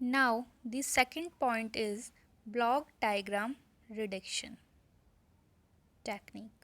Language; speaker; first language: English; non-native, local second language; Hindi